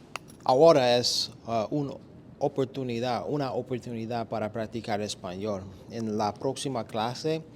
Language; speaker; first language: Spanish; non-native, learner; English